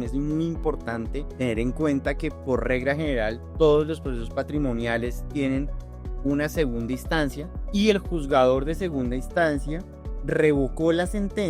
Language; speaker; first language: Spanish; native; Spanish